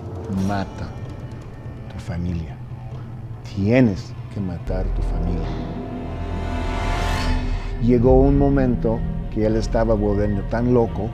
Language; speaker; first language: Spanish; early bilingual, heritage; English